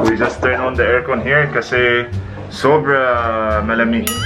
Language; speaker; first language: Filipino; non-native, learner; Arabic